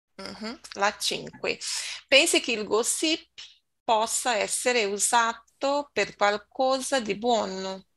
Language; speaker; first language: Italian; non-native, learner; Portuguese